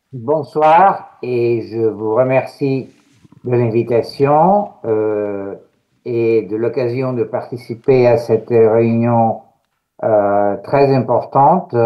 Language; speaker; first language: French; non-native, fluent; Greek